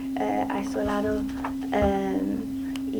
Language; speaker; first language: Spanish; non-native, learner; English